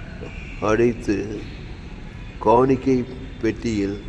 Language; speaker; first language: Tamil; native; Tamil